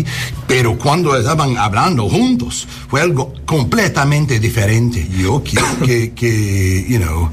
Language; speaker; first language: Spanish; early bilingual, heritage; English